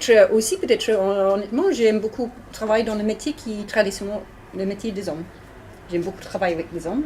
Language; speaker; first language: French; non-native, learner; English